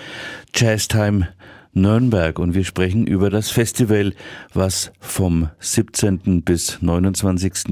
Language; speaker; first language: German; native; German